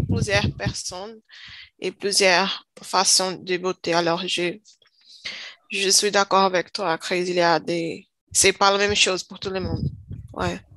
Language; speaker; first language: French; non-native, learner; Portuguese